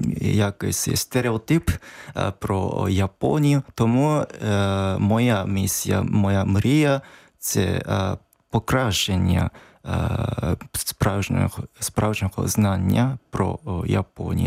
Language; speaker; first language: Ukrainian; non-native, learner; Japanese